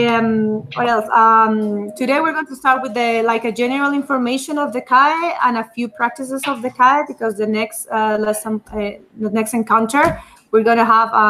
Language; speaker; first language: English; non-native, fluent; Spanish